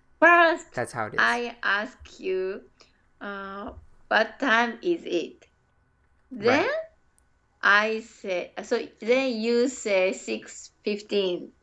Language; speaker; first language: English; non-native, learner; Japanese